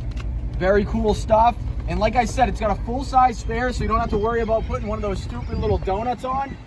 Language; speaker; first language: English; native; English